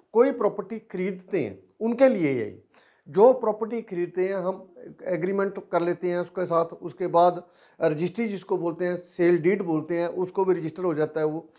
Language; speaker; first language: Hindi; non-native, local second language; Punjabi